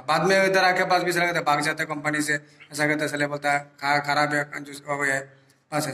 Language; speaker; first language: Hindi; non-native, learner; Bangla